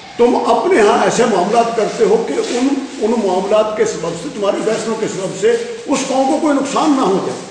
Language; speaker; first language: Urdu; non-native, local second language; Punjabi